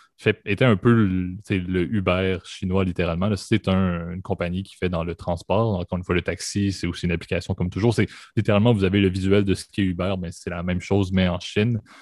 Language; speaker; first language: French; native; French